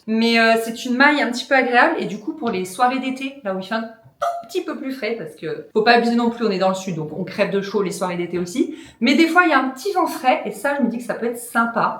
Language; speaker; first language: French; native; French